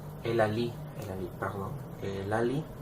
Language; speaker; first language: French; non-native, learner; Spanish